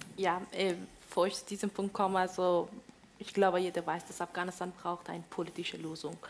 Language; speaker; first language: German; non-native, fluent; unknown